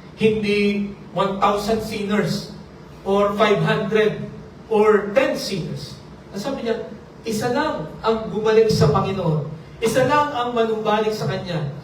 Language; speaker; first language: Filipino; non-native, local second language; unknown